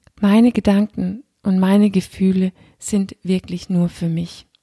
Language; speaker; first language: German; non-native, fluent; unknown